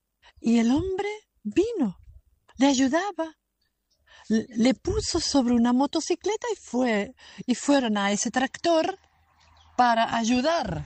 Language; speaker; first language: Spanish; non-native, fluent; German